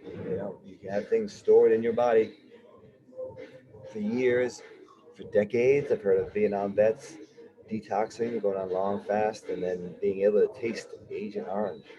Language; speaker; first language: English; native; English